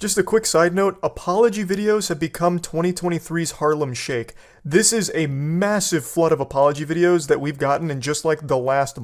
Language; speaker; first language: English; native; English